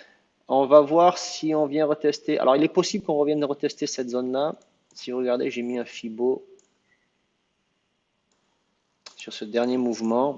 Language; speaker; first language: French; native; French